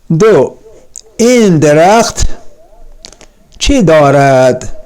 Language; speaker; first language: Persian; non-native, fluent; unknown